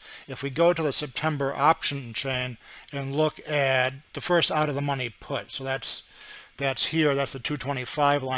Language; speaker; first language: English; native; English